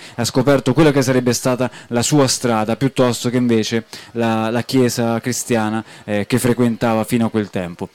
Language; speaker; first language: Italian; native; Italian